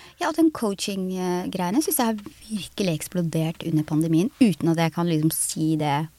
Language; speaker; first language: Norwegian; early bilingual, other home language; Somali